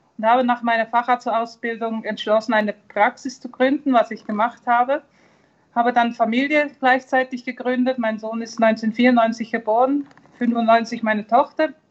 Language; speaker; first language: German; early bilingual, heritage; German